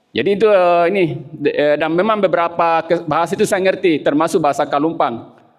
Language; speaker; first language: Indonesian; non-native, local second language; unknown